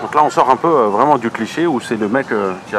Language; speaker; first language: French; native; French